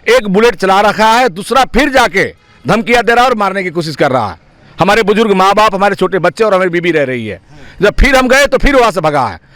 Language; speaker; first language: Hindi; native; Hindi